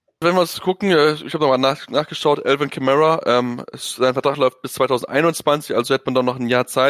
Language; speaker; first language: German; native; German